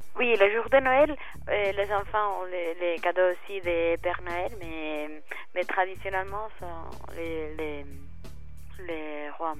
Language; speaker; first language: French; non-native, learner; Spanish